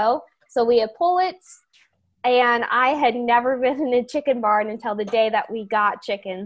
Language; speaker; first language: English; native; English